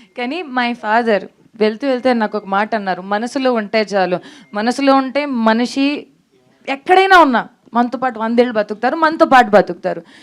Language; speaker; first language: Telugu; non-native, fluent; Hindi